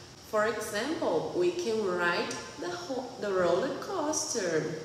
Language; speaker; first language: English; non-native, fluent; Portuguese